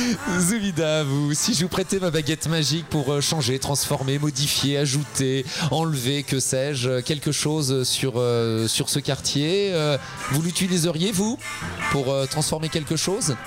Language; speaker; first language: French; native; French